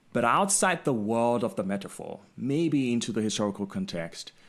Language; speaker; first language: English; non-native, local second language; Akan